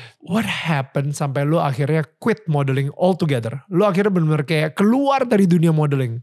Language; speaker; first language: Indonesian; native; Indonesian